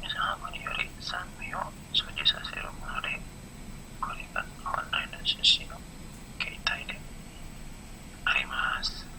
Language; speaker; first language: Japanese; non-native, learner; Indonesian